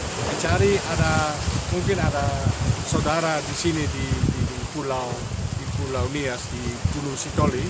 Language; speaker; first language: Indonesian; non-native, learner; Dutch